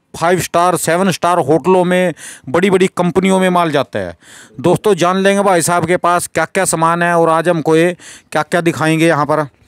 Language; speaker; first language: Hindi; native; Hindi